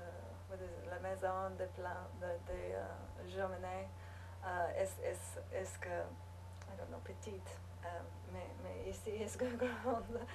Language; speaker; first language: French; non-native, learner; English